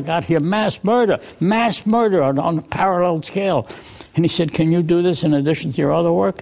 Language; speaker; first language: English; early bilingual, other home language; Yiddish